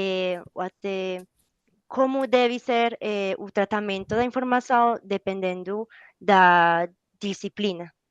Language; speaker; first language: Portuguese; non-native, learner; Spanish